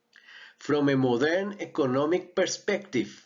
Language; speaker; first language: English; non-native, fluent; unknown